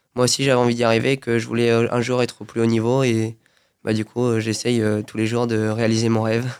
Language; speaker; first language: French; native; French